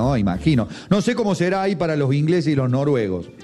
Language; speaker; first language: Spanish; native; Spanish